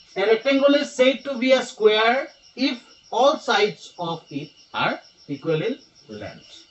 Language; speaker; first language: English; non-native, local second language; Assamese